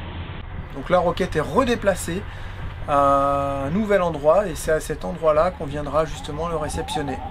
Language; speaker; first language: French; native; French